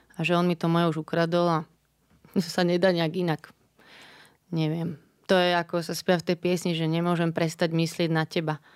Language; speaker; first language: Slovak; native; Slovak